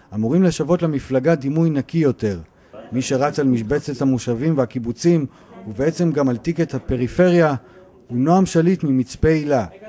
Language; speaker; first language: Hebrew; native; Hebrew